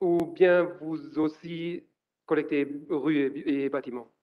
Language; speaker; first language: French; non-native, learner; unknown